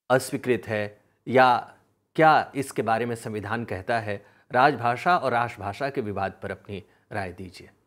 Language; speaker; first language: Hindi; native; Hindi